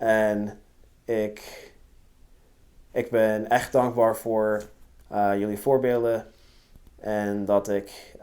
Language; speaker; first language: Dutch; non-native, fluent; English